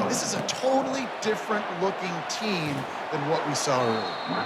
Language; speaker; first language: English; native; English